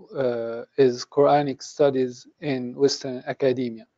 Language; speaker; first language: English; non-native, fluent; Arabic